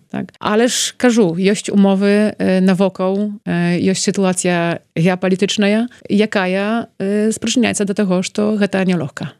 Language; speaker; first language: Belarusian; native; Belarusian